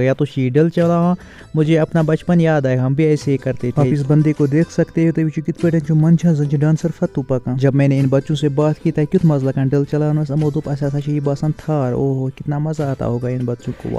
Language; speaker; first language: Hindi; non-native, local second language; Kashmiri